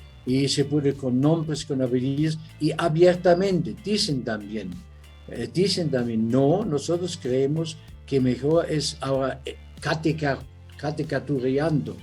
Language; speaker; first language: Spanish; non-native, fluent; German